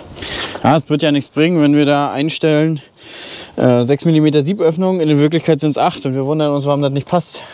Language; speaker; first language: German; native; German